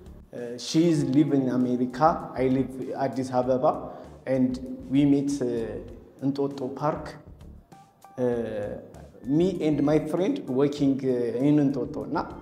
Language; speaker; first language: English; non-native, learner; Amharic